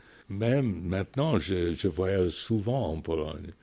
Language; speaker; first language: French; non-native, fluent; English